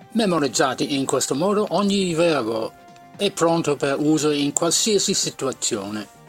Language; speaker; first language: Italian; non-native, fluent; English